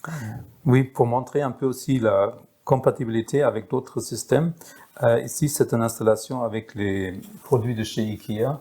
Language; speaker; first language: French; non-native, fluent; German